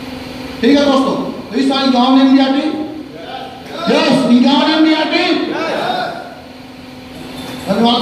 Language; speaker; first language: Hindi; native; Hindi